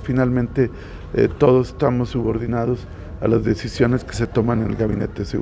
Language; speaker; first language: Spanish; native; Spanish